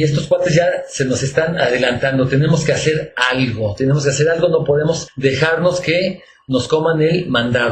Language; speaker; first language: Spanish; native; Spanish